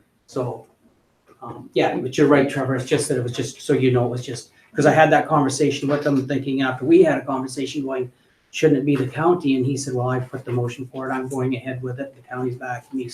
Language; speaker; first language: English; native; English